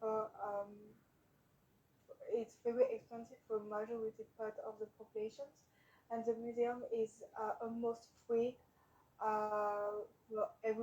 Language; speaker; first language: English; non-native, learner; French